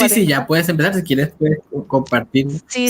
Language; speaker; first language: Spanish; native; Spanish